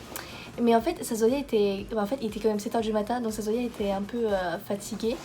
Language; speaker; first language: French; native; French